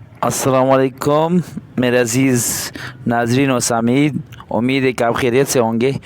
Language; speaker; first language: Urdu; non-native, local second language; Pashto